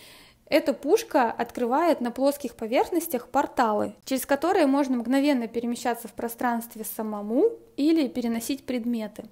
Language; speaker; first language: Russian; native; Russian